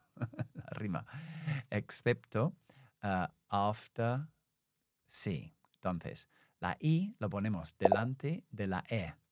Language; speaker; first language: Spanish; non-native, fluent; English